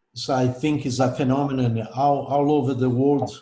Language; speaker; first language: English; non-native, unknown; Portuguese